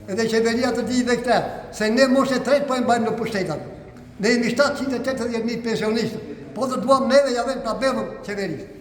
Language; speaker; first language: Albanian; native; Albanian